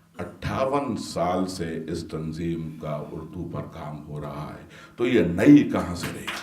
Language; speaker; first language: Urdu; native; Urdu